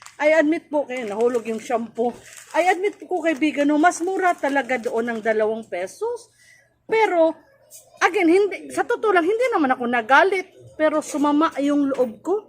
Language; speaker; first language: Filipino; native; Filipino